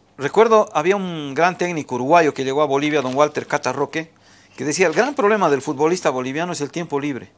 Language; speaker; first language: Spanish; native; Spanish